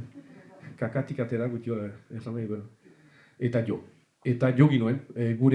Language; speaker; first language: Basque; native; Basque